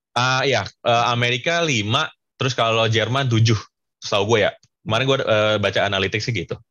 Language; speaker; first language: Indonesian; native; Indonesian